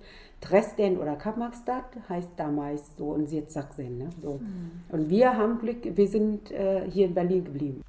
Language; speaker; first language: German; non-native, fluent; Vietnamese